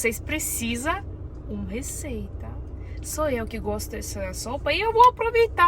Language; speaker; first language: Portuguese; non-native, learner; Russian